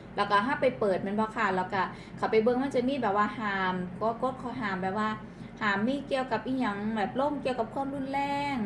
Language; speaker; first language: Thai; non-native, local second language; Northeastern Thai